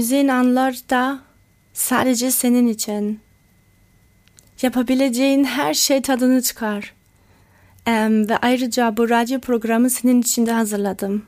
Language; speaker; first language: Turkish; early bilingual, heritage; Turkish